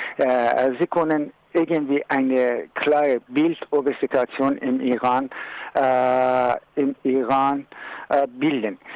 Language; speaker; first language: German; non-native, learner; Persian